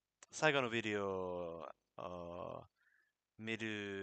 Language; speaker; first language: Japanese; non-native, learner; English